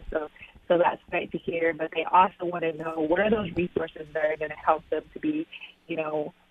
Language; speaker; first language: English; native; English